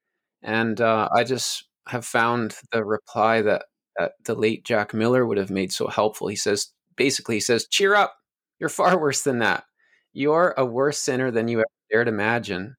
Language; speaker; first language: English; native; English